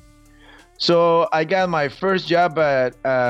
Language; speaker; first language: English; non-native, fluent; Spanish